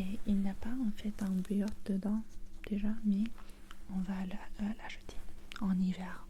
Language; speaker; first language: French; non-native, fluent; English